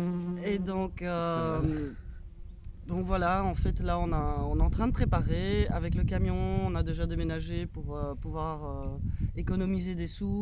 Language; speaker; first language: French; native; French